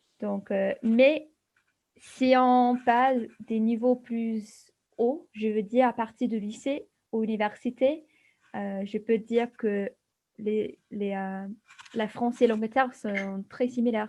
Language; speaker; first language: French; non-native, fluent; English